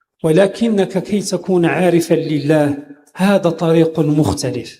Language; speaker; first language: Arabic; native; Arabic